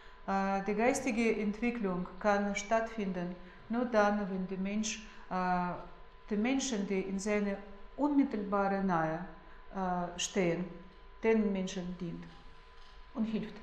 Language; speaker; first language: German; non-native, fluent; Russian